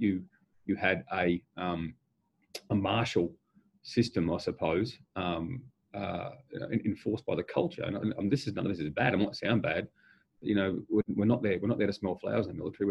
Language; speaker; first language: English; native; English